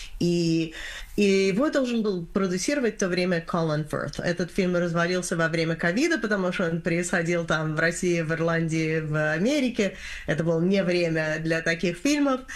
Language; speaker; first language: Russian; early bilingual, other home language; English